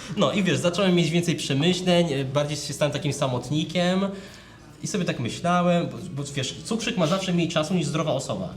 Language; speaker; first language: Polish; native; Polish